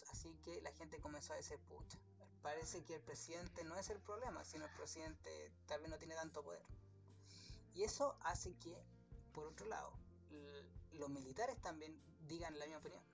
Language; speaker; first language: Spanish; native; Spanish